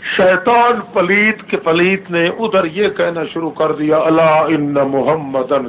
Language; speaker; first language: Urdu; non-native, local second language; Saraiki